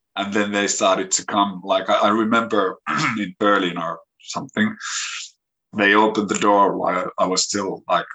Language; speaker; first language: English; non-native, fluent; Finnish